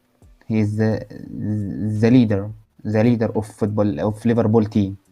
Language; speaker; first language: English; non-native, learner; Arabic